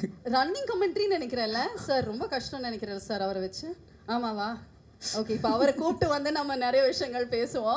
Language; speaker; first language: Tamil; native; Tamil